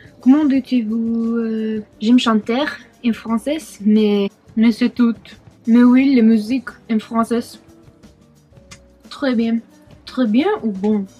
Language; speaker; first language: French; non-native, learner; English